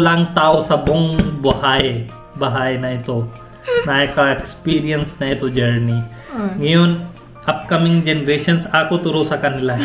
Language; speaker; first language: Filipino; non-native, learner; Punjabi